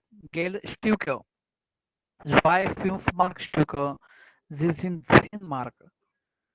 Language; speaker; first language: German; non-native, fluent; Marathi